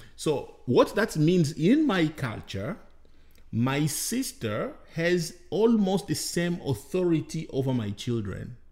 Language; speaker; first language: English; non-native, fluent; Bembe